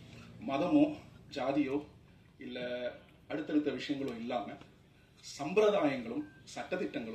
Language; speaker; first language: Tamil; native; Tamil